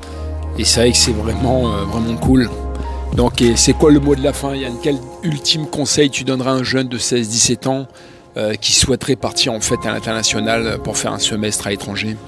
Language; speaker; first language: French; native; French